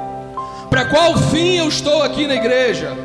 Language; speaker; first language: Portuguese; native; Portuguese